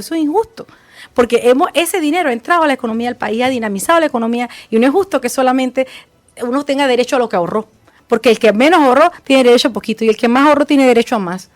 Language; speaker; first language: Spanish; native; Spanish